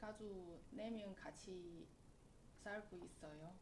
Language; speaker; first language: Korean; non-native, learner; Chinese